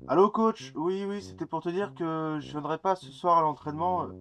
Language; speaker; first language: French; native; French